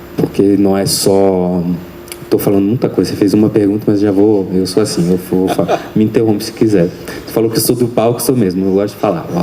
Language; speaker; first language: Portuguese; non-native, fluent; French